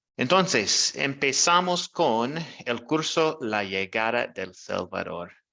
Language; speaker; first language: Spanish; non-native, learner; English